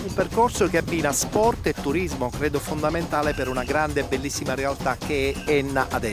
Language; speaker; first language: Italian; native; Italian